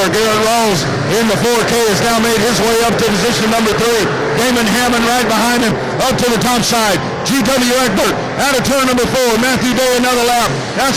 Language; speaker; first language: English; native; English